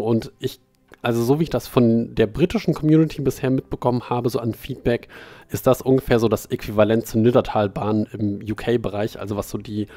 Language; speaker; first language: German; native; German